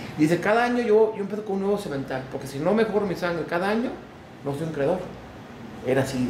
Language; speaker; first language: Spanish; early bilingual, heritage; Spanish